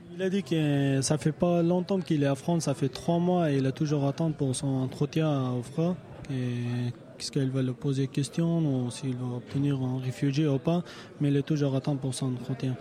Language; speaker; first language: French; non-native, learner; Persian